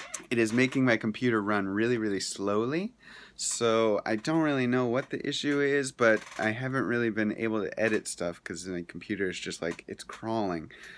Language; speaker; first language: English; native; English